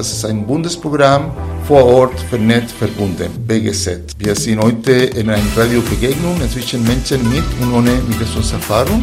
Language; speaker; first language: German; non-native, fluent; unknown